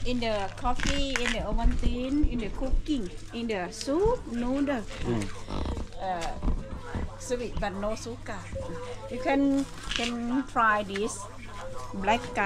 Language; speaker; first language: English; non-native, learner; Thai